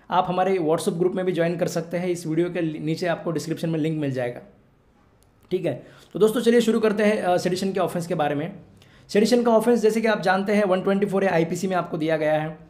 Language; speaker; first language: Hindi; non-native, local second language; Marathi